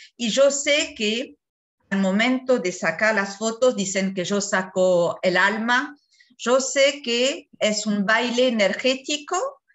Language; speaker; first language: Spanish; non-native, fluent; French